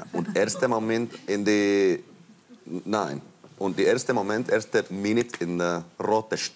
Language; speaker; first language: German; non-native, learner; Finnish